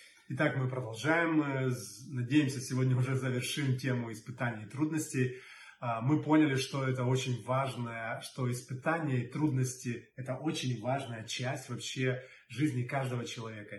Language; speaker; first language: Russian; native; Russian